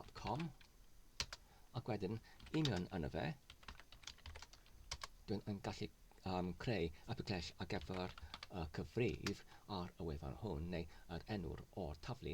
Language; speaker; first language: Welsh; non-native, learner; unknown